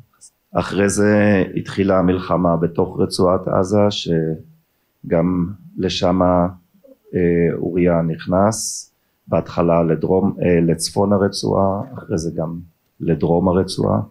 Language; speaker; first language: Hebrew; early bilingual, other home language; German